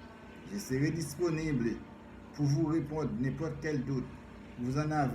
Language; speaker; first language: French; non-native, fluent; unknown